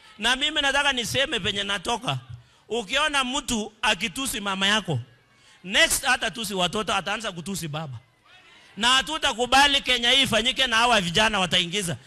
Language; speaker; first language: Swahili; non-native, local second language; Kalenjin